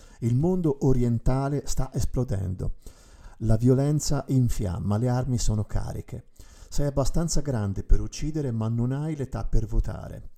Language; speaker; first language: Italian; native; Italian